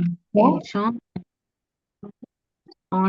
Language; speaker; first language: French; non-native, learner; English